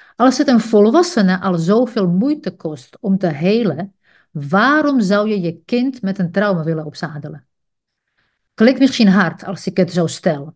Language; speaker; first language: Dutch; non-native, fluent; Czech